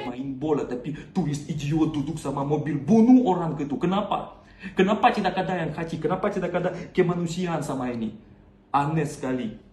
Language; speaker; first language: Indonesian; non-native, learner; Russian